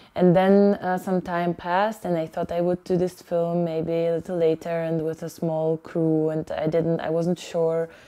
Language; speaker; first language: English; early bilingual, other home language; Ukrainian